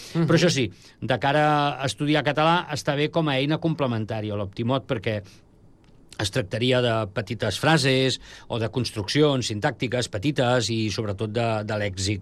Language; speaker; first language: Catalan; native; Catalan